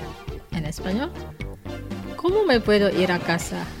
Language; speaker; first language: Spanish; non-native, fluent; Indonesian